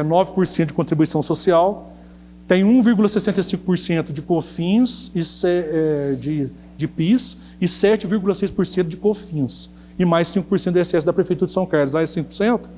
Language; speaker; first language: Portuguese; native; Portuguese